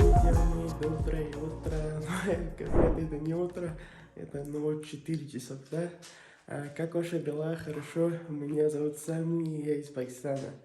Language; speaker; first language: Russian; non-native, learner; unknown